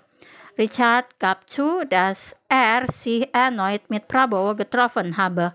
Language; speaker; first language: German; non-native, fluent; Indonesian